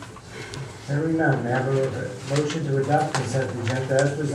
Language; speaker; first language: English; native; English